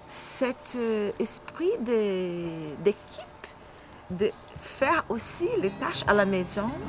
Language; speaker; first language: French; non-native, fluent; Portuguese